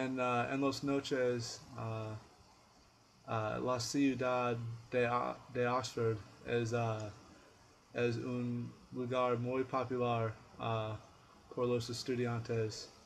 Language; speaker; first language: Spanish; non-native, learner; English